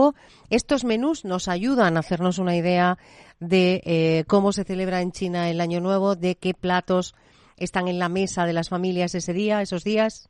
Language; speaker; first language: Spanish; native; Spanish